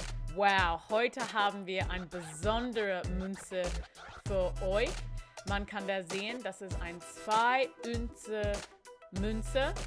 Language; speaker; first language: German; non-native, fluent; English